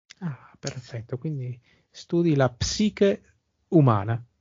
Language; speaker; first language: Italian; native; Italian